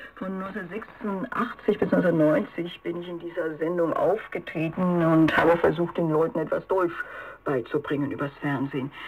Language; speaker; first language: German; native; German